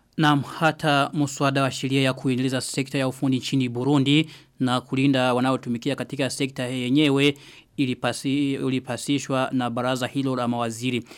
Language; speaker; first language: Swahili; non-native, local second language; Rundi